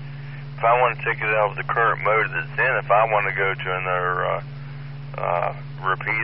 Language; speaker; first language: English; native; English